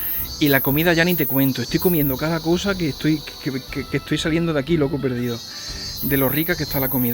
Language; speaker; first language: Spanish; native; Spanish